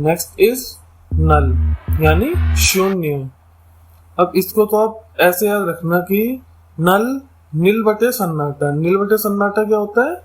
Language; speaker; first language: Hindi; native; Hindi